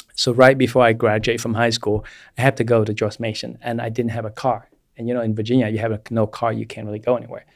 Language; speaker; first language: English; non-native, fluent; Vietnamese